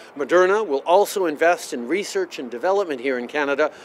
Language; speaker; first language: English; native; English